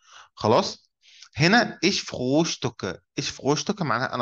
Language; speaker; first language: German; non-native, fluent; Arabic